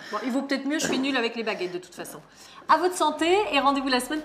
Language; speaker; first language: French; native; French